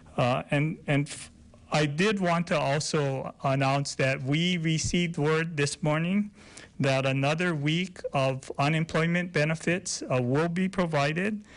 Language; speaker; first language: English; native; English